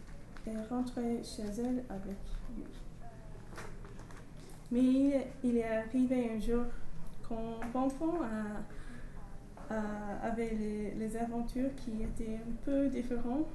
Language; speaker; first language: French; non-native, learner; English